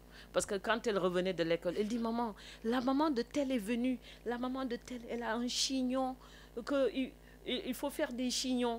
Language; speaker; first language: French; non-native, local second language; Wolof